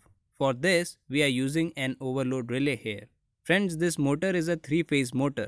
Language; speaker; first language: English; non-native, local second language; Hindi